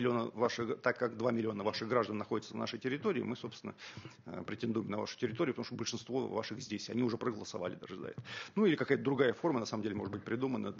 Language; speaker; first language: Russian; native; Russian